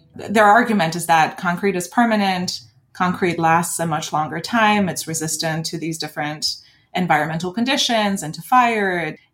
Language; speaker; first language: English; early bilingual, other home language; Lithuanian